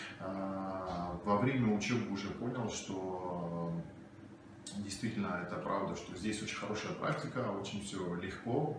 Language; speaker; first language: Russian; non-native, fluent; Georgian